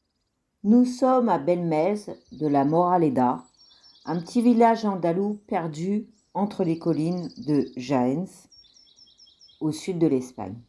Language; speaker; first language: French; native; French